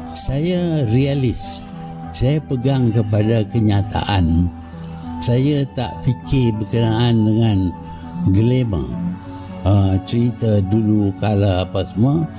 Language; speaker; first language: Malay; native; Malay